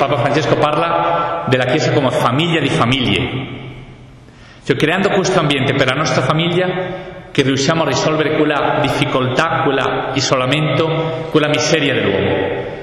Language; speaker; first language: Italian; non-native, fluent; Spanish